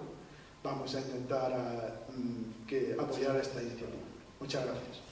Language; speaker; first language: Spanish; native; Spanish